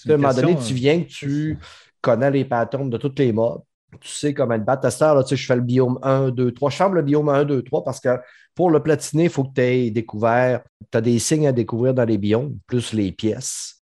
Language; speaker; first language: French; native; French